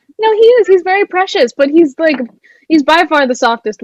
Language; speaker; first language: English; native; English